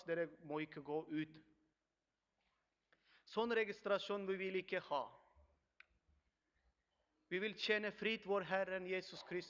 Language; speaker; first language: Swedish; non-native, learner; Turkmen